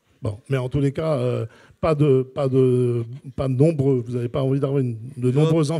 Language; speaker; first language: French; native; French